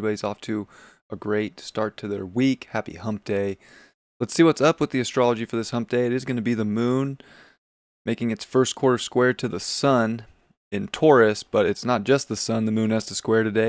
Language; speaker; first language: English; native; English